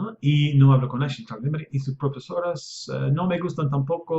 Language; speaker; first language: Spanish; non-native, fluent; English